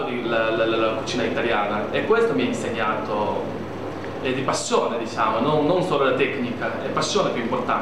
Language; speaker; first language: Italian; non-native, learner; Chinese